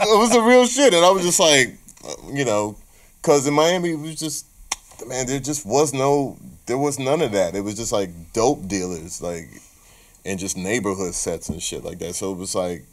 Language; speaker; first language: English; native; English